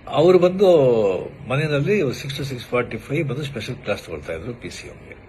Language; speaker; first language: Kannada; non-native, local second language; Marathi